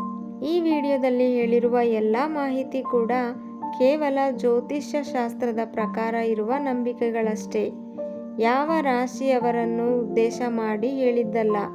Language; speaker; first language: Kannada; native; Kannada